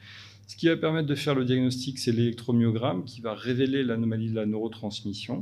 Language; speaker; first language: French; native; French